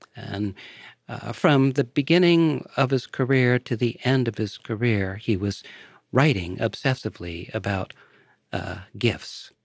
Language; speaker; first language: English; native; English